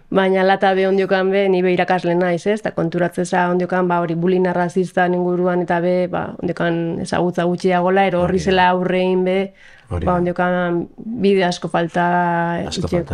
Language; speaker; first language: Basque; native; Basque